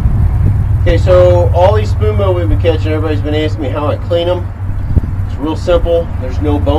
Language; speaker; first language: English; native; English